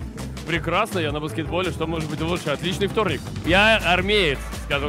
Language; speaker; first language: Russian; native; Russian